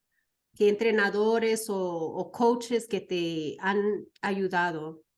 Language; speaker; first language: Spanish; early bilingual, heritage; Spanish